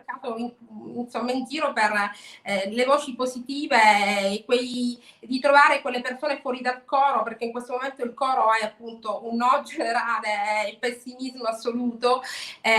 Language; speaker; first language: Italian; native; Italian